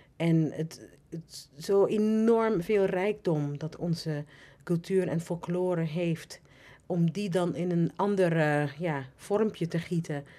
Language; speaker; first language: Dutch; non-native, local second language; Papiamento